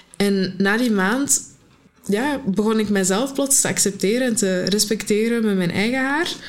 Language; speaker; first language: Dutch; early bilingual, other home language; Arabic